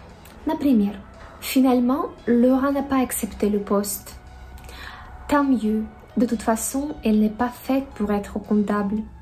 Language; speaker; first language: French; non-native, fluent; Russian